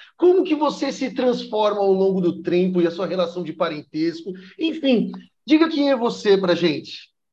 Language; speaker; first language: Portuguese; native; Portuguese